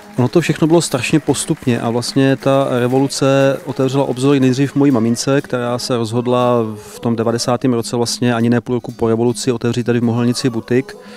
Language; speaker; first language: Czech; native; Czech